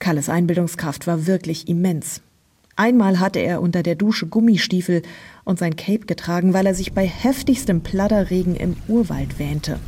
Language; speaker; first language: German; native; German